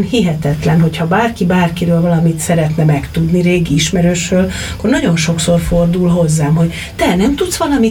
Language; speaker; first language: Hungarian; native; Hungarian